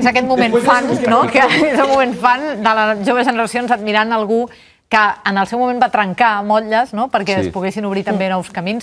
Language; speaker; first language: Catalan; native; Catalan